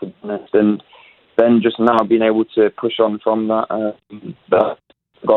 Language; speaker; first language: English; native; English